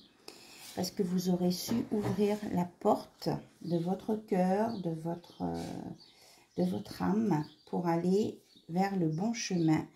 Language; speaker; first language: French; native; French